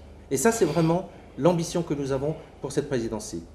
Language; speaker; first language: French; native; French